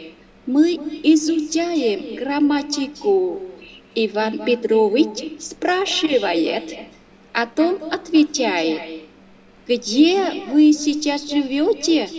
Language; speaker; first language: Russian; non-native, learner; Vietnamese